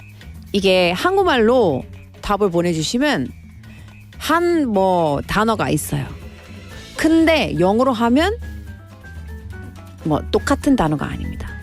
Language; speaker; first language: Korean; non-native, learner; English